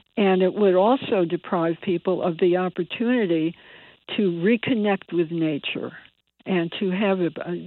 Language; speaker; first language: English; native; English